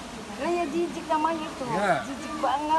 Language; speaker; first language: Indonesian; native; Indonesian